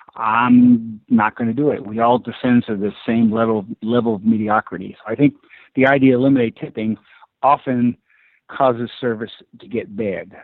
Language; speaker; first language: English; native; English